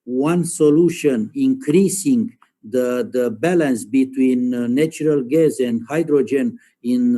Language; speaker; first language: English; non-native, learner; Romanian